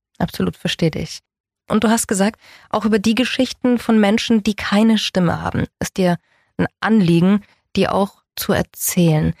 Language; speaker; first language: German; native; German